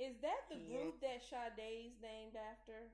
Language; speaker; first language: English; native; English